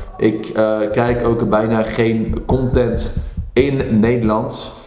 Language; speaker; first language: Dutch; early bilingual, heritage; Dutch